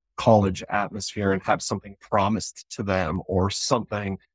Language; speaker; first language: English; native; English